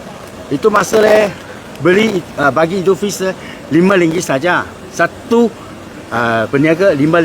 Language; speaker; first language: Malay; non-native, local second language; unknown